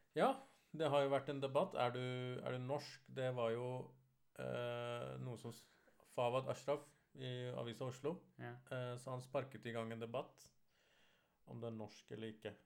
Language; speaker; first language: Norwegian; early bilingual, other home language; Urdu